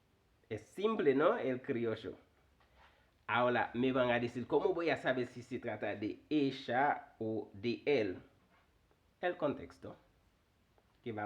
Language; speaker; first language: Spanish; non-native, fluent; Haitian Creole